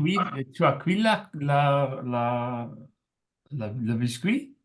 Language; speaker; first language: French; non-native, learner; English